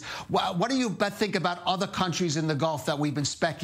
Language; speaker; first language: English; native; English